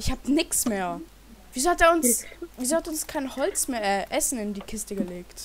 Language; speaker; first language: German; native; German